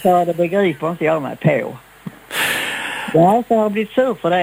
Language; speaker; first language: Swedish; native; Swedish